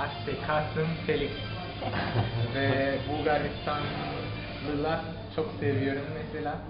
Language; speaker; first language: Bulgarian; non-native, learner; Turkish